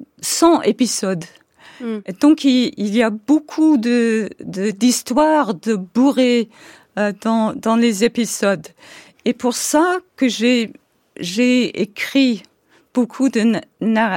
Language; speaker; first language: French; non-native, fluent; English